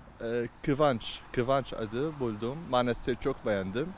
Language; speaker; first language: Turkish; non-native, learner; Arabic